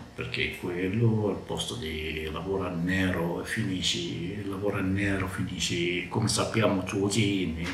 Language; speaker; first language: Italian; non-native, learner; Arabic